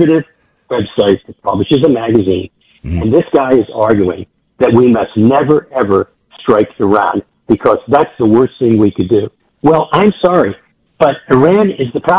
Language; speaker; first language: English; native; English